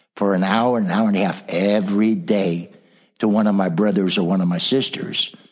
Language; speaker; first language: English; native; English